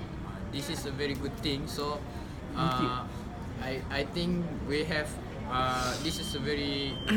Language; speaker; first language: English; non-native, local second language; Malay